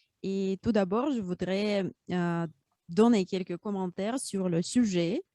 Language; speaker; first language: French; non-native, fluent; Russian